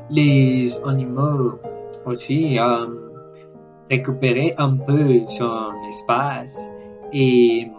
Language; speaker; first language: French; non-native, learner; Spanish